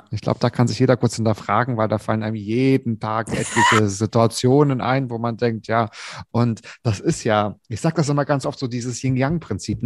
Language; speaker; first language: German; native; German